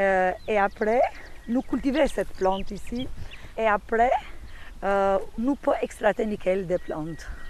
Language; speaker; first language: French; non-native, fluent; Albanian